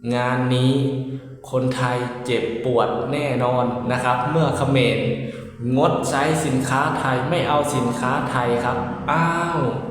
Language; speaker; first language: Thai; native; Thai